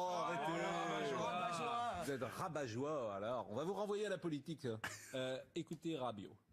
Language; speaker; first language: French; native; French